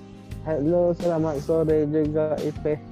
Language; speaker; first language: Indonesian; non-native, learner; Thai